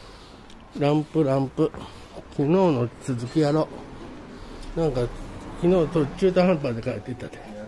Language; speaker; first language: Japanese; native; Japanese